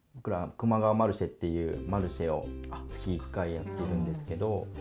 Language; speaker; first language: Japanese; native; Japanese